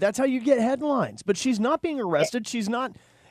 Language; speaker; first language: English; native; English